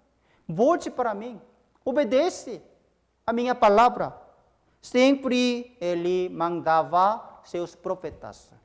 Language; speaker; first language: Portuguese; non-native, fluent; Korean